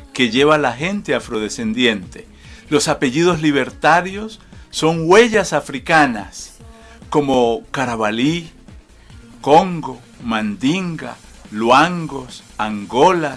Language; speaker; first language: Spanish; native; Spanish